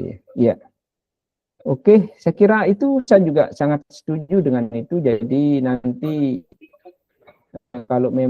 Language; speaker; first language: Indonesian; non-native, local second language; Sasak